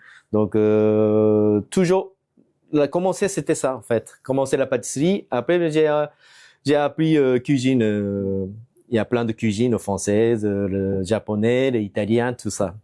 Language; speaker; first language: French; non-native, fluent; Japanese